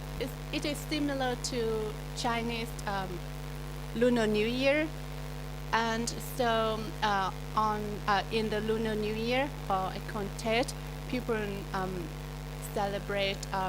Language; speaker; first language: English; non-native, learner; Vietnamese